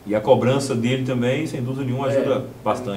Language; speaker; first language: Portuguese; native; Portuguese